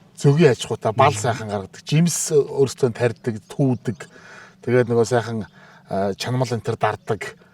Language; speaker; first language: Mongolian; native; Mongolian